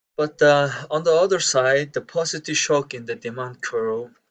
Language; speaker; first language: English; non-native, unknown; Mongolian